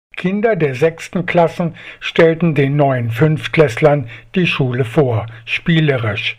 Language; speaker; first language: German; native; German